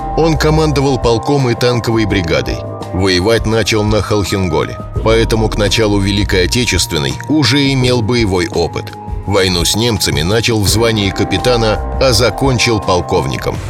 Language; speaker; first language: Russian; native; Russian